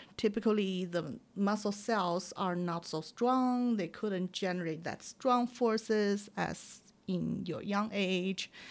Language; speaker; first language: English; non-native, fluent; Chinese